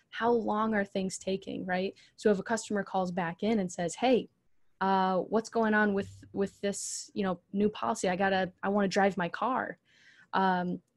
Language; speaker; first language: English; native; English